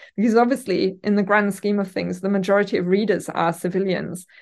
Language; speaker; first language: English; non-native, fluent; German